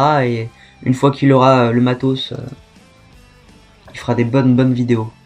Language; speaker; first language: French; native; French